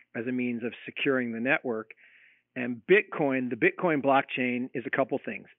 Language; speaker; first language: English; native; English